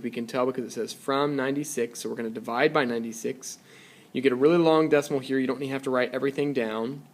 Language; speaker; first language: English; native; English